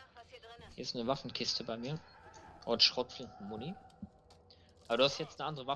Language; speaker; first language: German; native; German